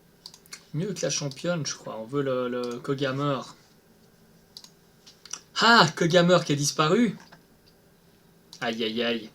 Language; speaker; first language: French; native; French